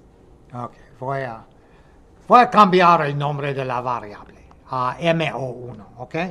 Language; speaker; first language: Spanish; non-native, fluent; English